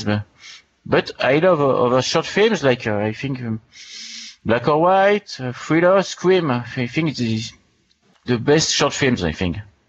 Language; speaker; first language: English; non-native, learner; French